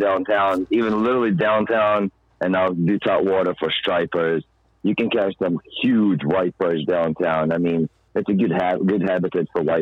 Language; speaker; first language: English; non-native, fluent; Ukrainian